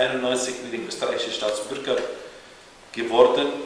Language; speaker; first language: German; non-native, fluent; Arabic